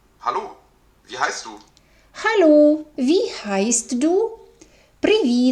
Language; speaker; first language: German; non-native, fluent; Ukrainian